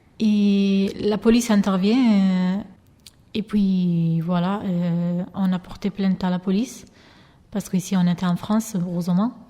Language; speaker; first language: French; early bilingual, other home language; Albanian